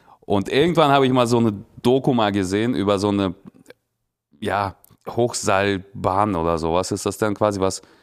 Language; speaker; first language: German; native; German